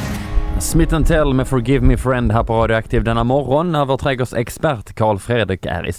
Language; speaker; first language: Swedish; native; Swedish